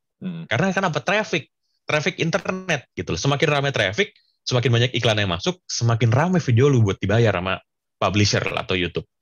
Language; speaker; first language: Indonesian; native; Indonesian